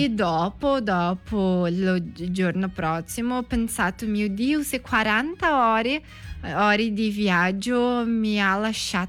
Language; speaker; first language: Italian; non-native, learner; Portuguese